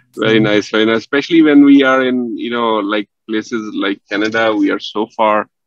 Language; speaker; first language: English; non-native, local second language; Punjabi